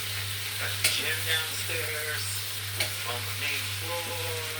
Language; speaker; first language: English; native; English